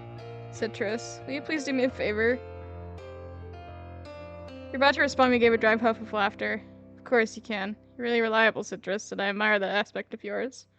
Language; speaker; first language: English; native; English